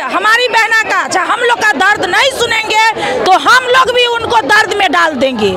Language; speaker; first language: Hindi; native; Hindi